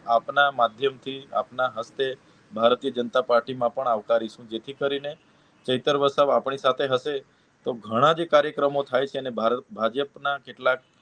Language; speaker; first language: Gujarati; non-native, local second language; Vasavi